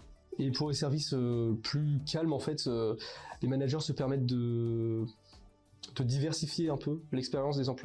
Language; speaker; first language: French; native; French